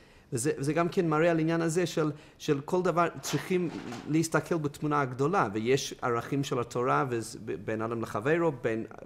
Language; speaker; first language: Hebrew; non-native, fluent; English